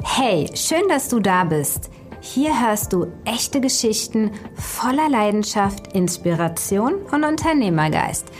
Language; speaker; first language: German; native; German